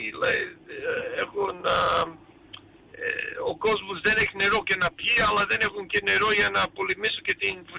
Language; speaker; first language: Greek; early bilingual, heritage; Greek